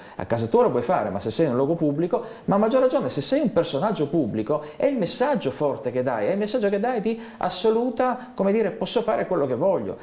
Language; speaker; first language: Italian; native; Italian